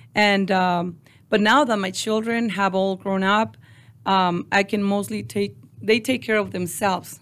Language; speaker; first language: English; non-native, fluent; Spanish